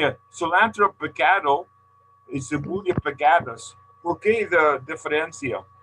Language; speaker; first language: Spanish; non-native, learner; English